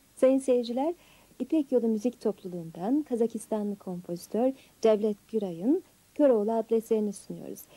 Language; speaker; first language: Turkish; native; Turkish